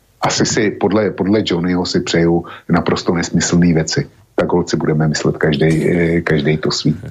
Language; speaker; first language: Czech; native; Czech